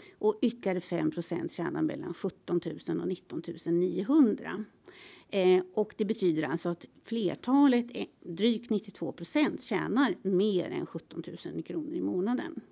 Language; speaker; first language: Swedish; native; Swedish